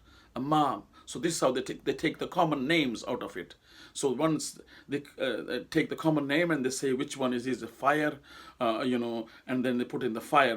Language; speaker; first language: English; non-native, local second language; Urdu